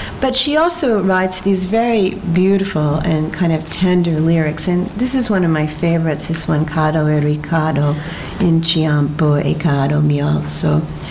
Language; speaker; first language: English; native; English